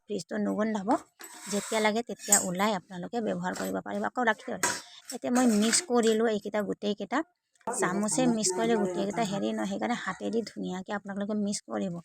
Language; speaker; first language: Assamese; non-native, local second language; Manipuri